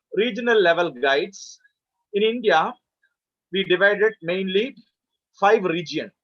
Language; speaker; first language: English; non-native, local second language; Malayalam